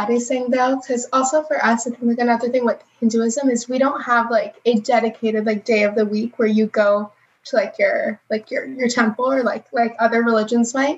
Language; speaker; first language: English; native; English